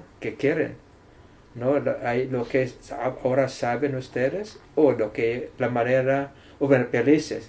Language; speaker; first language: Spanish; non-native, learner; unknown